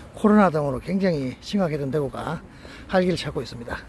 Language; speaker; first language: Korean; native; Korean